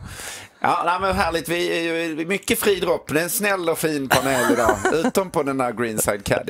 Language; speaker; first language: Swedish; native; Swedish